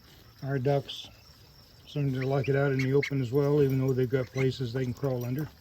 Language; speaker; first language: English; native; English